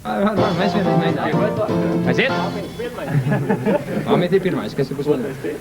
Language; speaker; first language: Latvian; native; Latvian